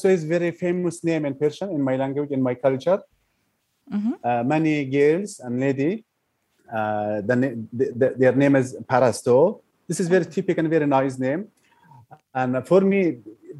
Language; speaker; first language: English; non-native, learner; Persian